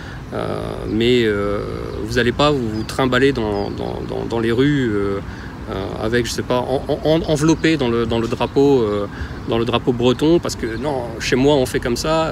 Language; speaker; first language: French; native; French